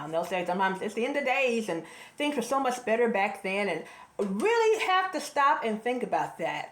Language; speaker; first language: English; native; English